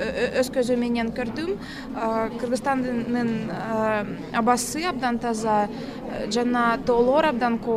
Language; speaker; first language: Kyrgyz; non-native, learner; Russian